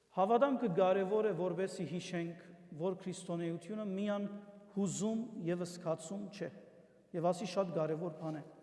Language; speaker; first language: Armenian; native; Armenian